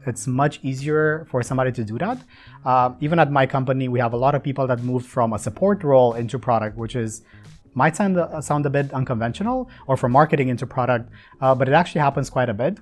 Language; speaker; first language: English; non-native, fluent; Romanian